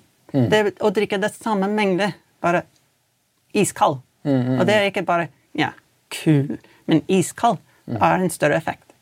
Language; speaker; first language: Norwegian; non-native, fluent; English